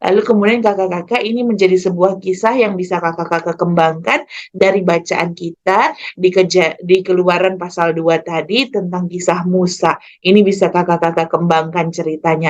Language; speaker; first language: Indonesian; native; Indonesian